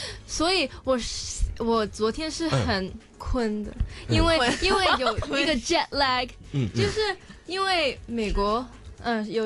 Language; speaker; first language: Chinese; non-native, local second language; Cantonese